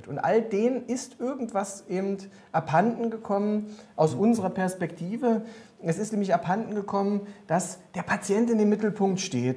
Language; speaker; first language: German; native; German